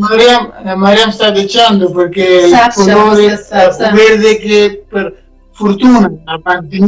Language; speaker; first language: Italian; non-native, learner; Persian